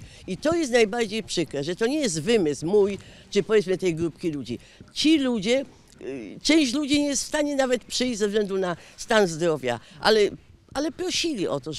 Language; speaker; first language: Polish; native; Polish